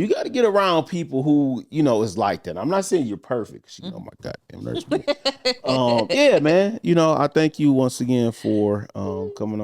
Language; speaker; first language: English; native; English